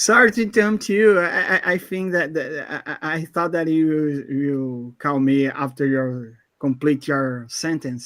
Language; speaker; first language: English; non-native, fluent; Portuguese